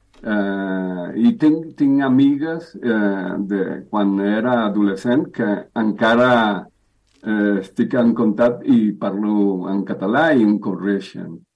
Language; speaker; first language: Catalan; early bilingual, heritage; Spanish